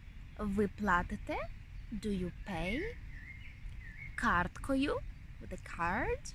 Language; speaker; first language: English; non-native, fluent; Ukrainian